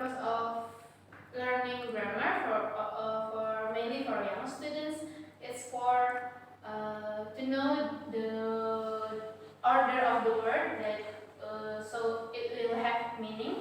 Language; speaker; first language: English; non-native, learner; Indonesian